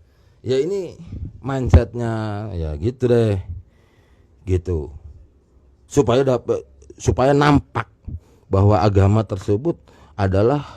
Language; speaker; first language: Indonesian; native; Indonesian